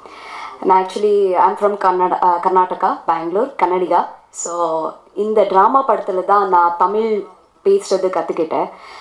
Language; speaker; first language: Tamil; non-native, learner; Kannada